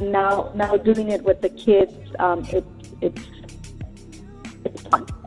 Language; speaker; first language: English; early bilingual, other home language; Spanish